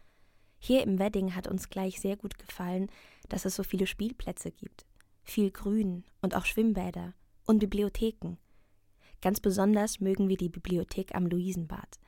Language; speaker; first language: German; non-native, learner; Russian